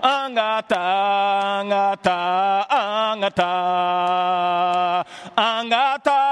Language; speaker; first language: English; non-native, fluent; Bambara